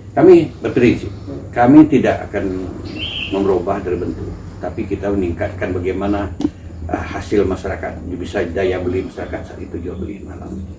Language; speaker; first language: Indonesian; non-native, local second language; Minangkabau